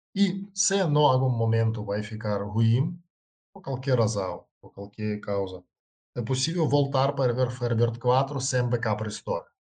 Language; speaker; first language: Portuguese; non-native, learner; Russian